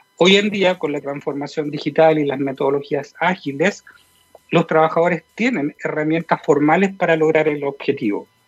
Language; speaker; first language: Spanish; native; Spanish